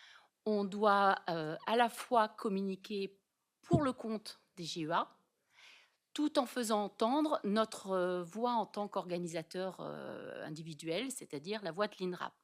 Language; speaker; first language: French; native; French